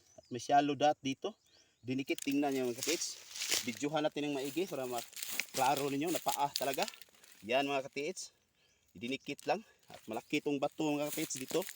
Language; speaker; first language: Filipino; non-native, local second language; Cebuano